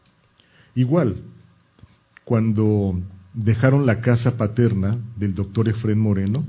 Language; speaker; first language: Spanish; native; Spanish